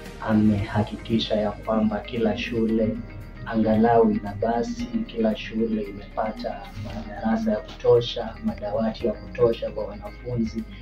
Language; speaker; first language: Swahili; non-native, local second language; Luyia